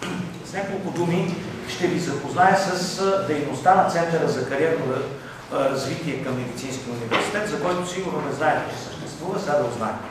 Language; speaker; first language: Bulgarian; native; Bulgarian